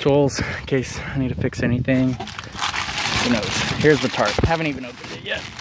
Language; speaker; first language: English; native; English